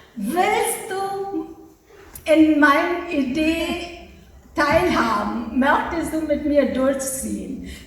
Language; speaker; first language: German; non-native, fluent; Hindi